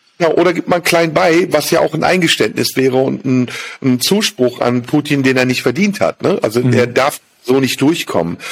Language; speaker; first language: German; native; German